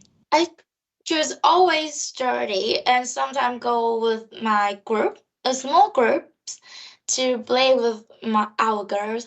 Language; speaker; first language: English; non-native, learner; Vietnamese